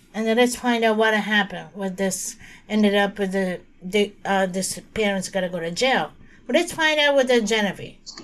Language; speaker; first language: English; non-native, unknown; Japanese